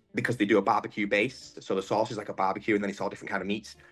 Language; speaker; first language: English; native; English